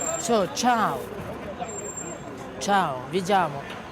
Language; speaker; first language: Italian; non-native, learner; Russian